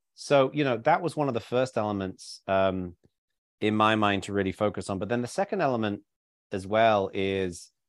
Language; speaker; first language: English; native; English